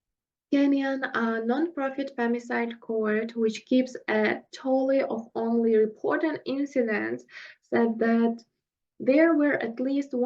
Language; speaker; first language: English; non-native, fluent; Russian